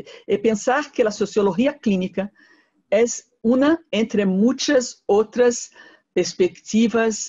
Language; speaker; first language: Spanish; non-native, fluent; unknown